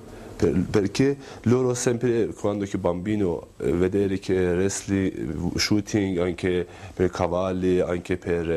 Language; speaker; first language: Italian; non-native, learner; Persian